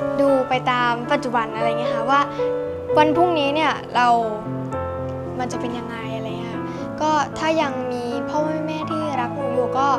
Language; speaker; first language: Thai; native; Thai